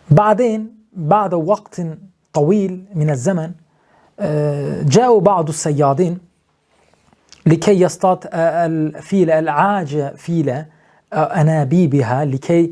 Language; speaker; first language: Arabic; non-native, fluent; Turkish